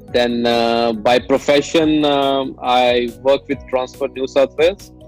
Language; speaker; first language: Hindi; non-native, local second language; Punjabi